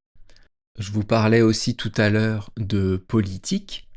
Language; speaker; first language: French; native; French